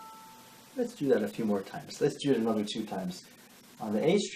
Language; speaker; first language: English; native; English